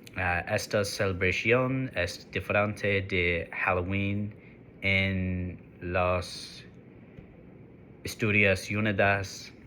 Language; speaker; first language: Spanish; non-native, learner; English